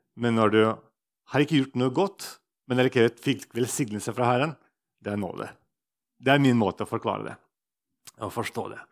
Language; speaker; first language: Norwegian; non-native, fluent; Russian